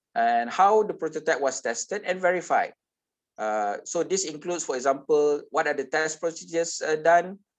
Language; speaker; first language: English; non-native, local second language; Malay